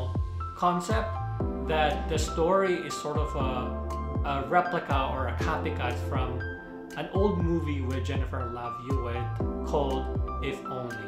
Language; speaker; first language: English; non-native, local second language; Filipino